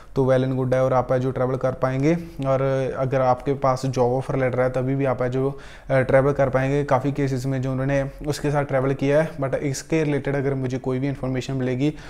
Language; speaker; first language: Hindi; non-native, local second language; Punjabi